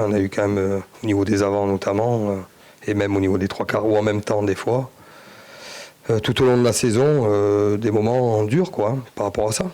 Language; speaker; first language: French; native; French